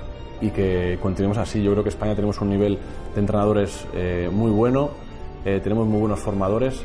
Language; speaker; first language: Spanish; native; Spanish